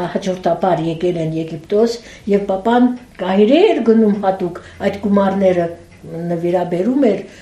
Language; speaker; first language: Armenian; early bilingual, heritage; Armenian